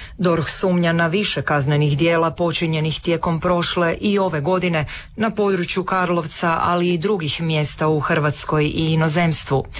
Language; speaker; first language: Croatian; native; Croatian